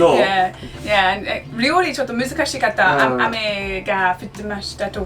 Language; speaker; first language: Japanese; non-native, learner; English